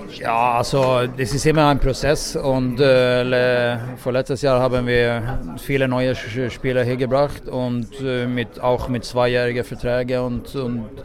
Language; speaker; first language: German; non-native, fluent; Swedish